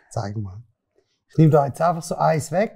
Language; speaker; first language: German; native; German